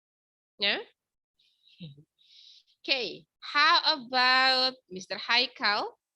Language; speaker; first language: English; non-native, fluent; Indonesian